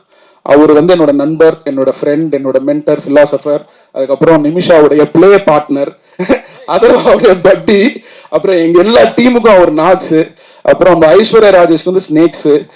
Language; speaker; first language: Tamil; native; Tamil